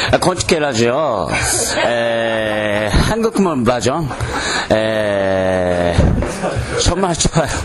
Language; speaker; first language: Korean; non-native, learner; Japanese